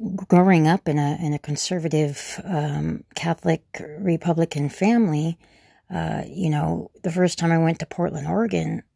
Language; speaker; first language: English; native; English